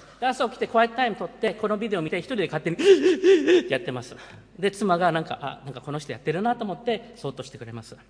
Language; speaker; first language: Japanese; early bilingual, heritage; Japanese